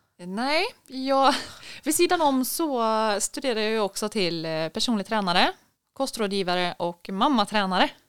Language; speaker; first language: Swedish; native; Swedish